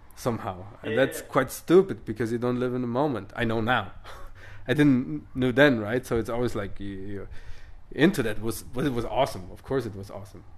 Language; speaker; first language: English; non-native, fluent; Italian